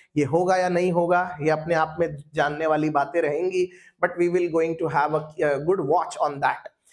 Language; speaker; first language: Hindi; non-native, local second language; Marathi